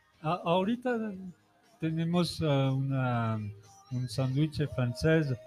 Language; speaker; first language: Spanish; non-native, learner; French